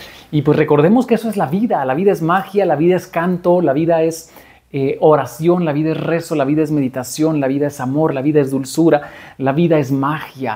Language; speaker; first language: Spanish; native; Spanish